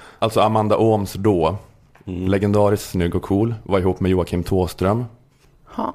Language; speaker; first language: Swedish; native; Swedish